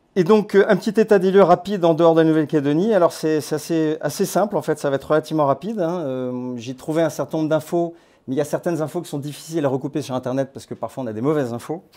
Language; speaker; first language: French; native; French